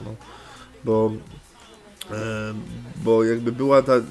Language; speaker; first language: Polish; native; Polish